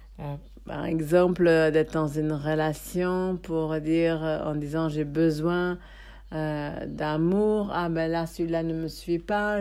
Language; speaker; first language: French; non-native, fluent; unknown